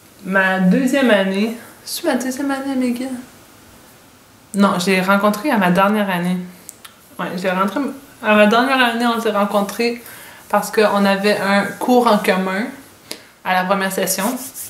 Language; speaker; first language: French; native; French